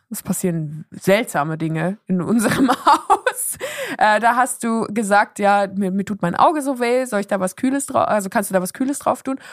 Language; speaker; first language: German; native; German